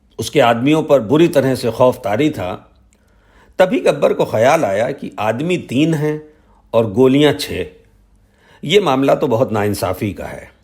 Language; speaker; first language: Urdu; native; Urdu